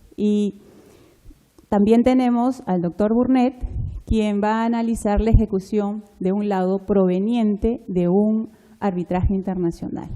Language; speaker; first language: Spanish; native; Spanish